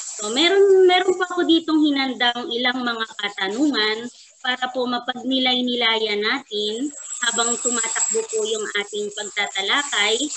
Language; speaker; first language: Filipino; native; Filipino